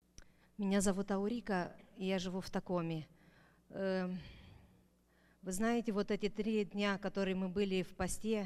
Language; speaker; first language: Russian; non-native, local second language; Romanian